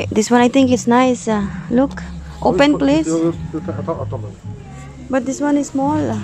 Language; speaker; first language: English; non-native, local second language; Filipino